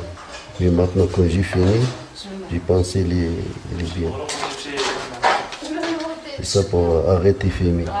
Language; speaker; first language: French; non-native, learner; Arabic